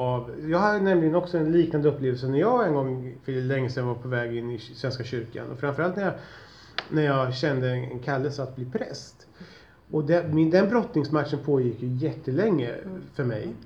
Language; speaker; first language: Swedish; native; Swedish